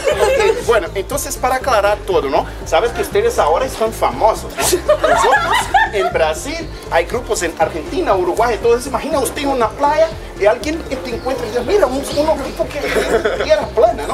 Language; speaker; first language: Spanish; non-native, fluent; Portuguese